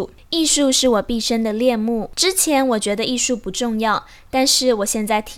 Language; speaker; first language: Chinese; non-native, fluent; Spanish